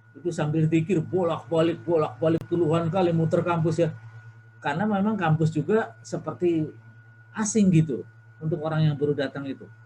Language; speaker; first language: Indonesian; native; Indonesian